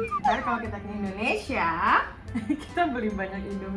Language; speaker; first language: Indonesian; native; Indonesian